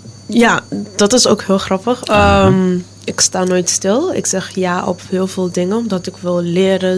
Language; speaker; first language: Dutch; non-native, local second language; Papiamento